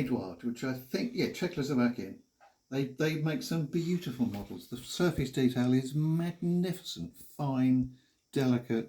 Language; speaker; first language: English; native; English